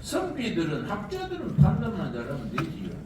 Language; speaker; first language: Korean; native; Korean